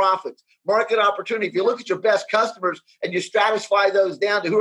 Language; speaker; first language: English; native; English